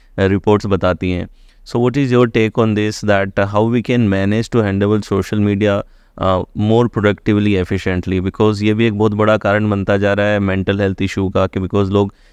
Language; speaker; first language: Hindi; native; Hindi